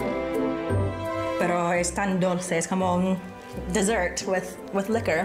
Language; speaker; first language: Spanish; non-native, fluent; English